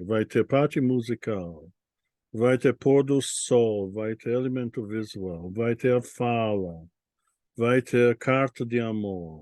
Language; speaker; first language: Portuguese; non-native, fluent; English